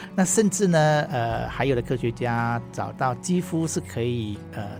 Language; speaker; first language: Chinese; non-native, local second language; Hakka Chinese